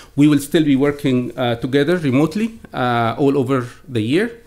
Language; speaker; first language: French; non-native, learner; Arabic